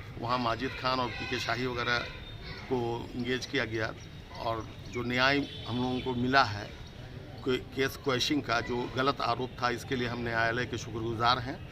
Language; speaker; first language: Hindi; native; Hindi